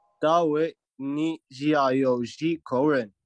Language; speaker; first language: Chinese; non-native, learner; Arabic